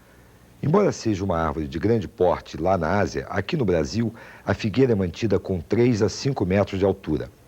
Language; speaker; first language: Portuguese; native; Portuguese